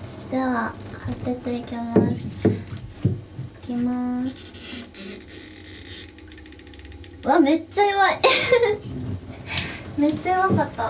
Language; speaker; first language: Japanese; native; Japanese